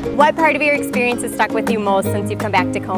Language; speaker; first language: English; native; English